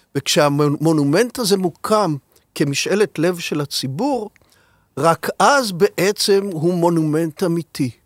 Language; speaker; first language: Hebrew; native; Hebrew